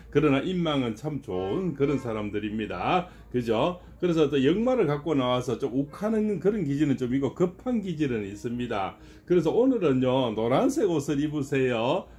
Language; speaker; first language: Korean; native; Korean